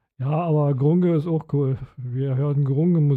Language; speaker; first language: German; native; German